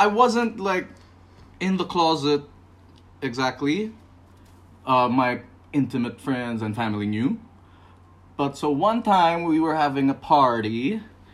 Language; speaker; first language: English; non-native, local second language; Filipino